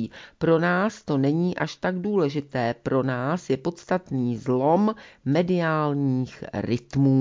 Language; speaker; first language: Czech; native; Czech